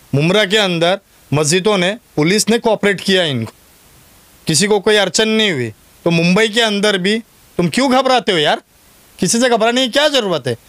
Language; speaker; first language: Hindi; non-native, local second language; Urdu